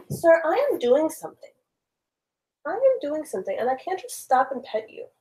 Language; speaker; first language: English; native; English